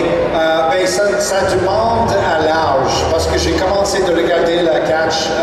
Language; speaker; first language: French; non-native, local second language; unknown